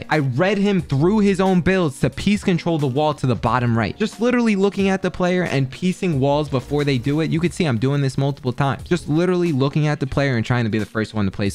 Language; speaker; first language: English; native; English